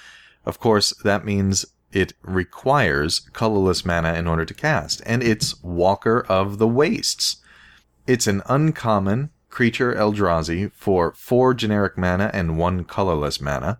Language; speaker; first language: English; native; English